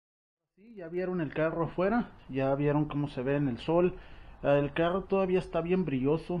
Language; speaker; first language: Spanish; early bilingual, heritage; Spanish